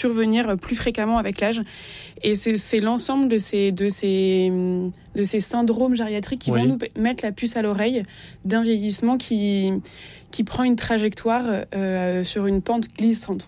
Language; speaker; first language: French; native; French